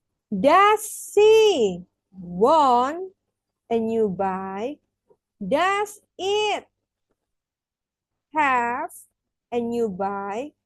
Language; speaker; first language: English; non-native, fluent; Indonesian